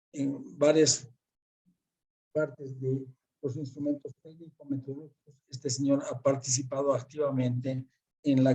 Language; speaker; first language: Spanish; native; Spanish